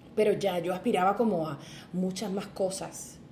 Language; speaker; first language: Spanish; native; Spanish